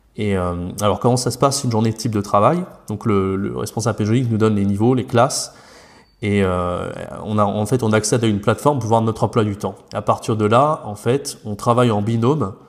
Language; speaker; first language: French; native; French